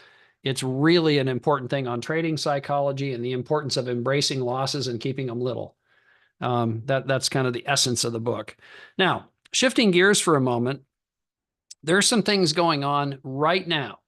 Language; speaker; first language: English; native; English